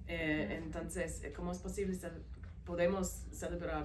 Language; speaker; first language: Spanish; non-native, fluent; English